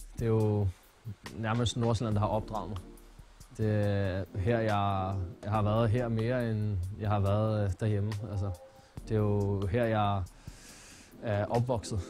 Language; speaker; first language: Danish; native; Danish